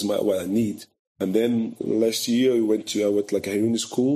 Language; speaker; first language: English; non-native, fluent; Portuguese